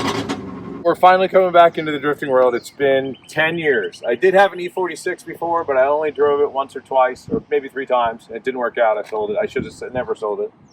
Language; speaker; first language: English; native; English